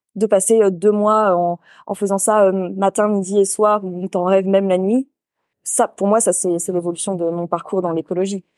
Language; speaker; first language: French; native; French